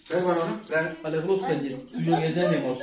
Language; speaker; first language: Polish; non-native, learner; Turkish